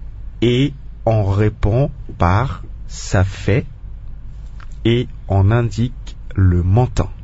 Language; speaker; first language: French; non-native, local second language; Kongo